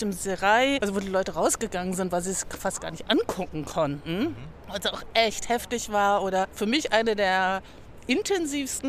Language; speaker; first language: German; native; German